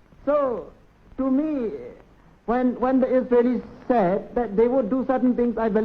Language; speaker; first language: English; non-native, local second language; Burmese